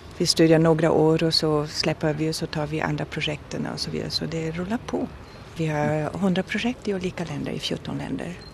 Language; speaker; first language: Swedish; non-native, fluent; German